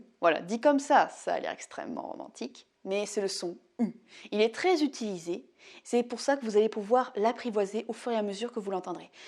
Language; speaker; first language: French; native; French